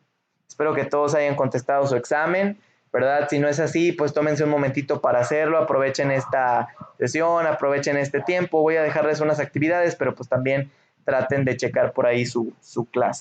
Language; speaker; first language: Spanish; native; Spanish